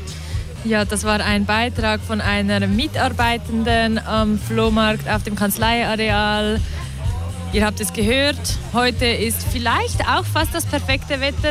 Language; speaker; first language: German; native; German